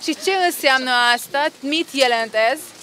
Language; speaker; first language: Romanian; non-native, local second language; Hungarian